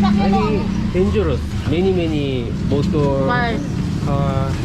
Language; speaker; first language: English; non-native, learner; Korean